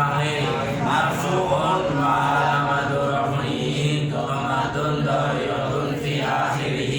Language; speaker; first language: Arabic; non-native, learner; Indonesian